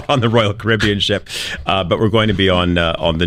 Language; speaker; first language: English; native; English